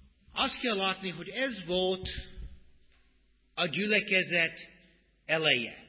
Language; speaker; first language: Hungarian; non-native, fluent; English